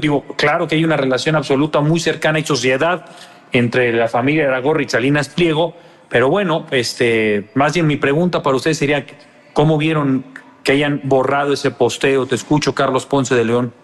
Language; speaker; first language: Spanish; native; Spanish